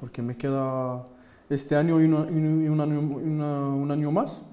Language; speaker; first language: Spanish; non-native, fluent; French